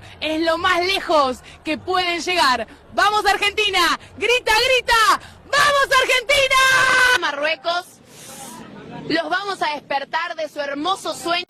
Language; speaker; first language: Spanish; native; Spanish